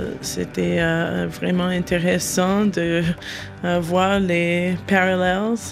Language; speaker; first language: French; non-native, learner; English